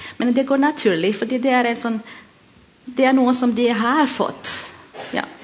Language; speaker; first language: Norwegian; non-native, learner; Malagasy